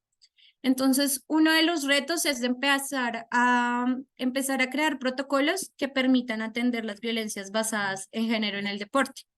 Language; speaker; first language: Spanish; native; Spanish